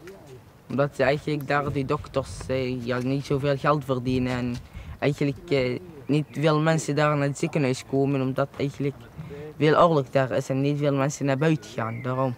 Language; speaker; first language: Dutch; early bilingual, other home language; Arabic